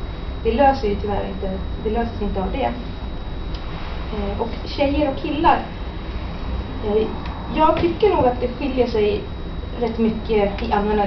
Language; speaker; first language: Swedish; native; Swedish